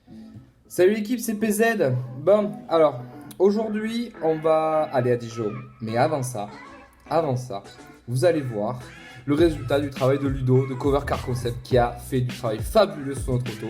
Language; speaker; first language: French; native; French